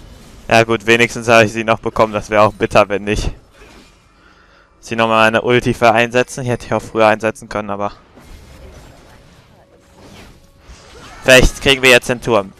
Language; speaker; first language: German; native; German